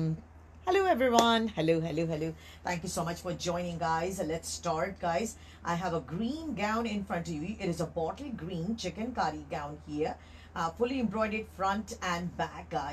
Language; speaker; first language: English; non-native, local second language; Urdu